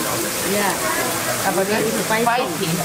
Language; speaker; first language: German; non-native, learner; Thai